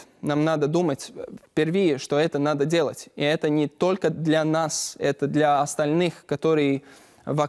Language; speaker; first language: Russian; non-native, learner; Latvian